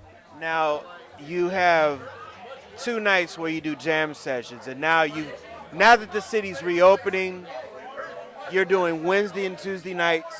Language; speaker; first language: English; native; English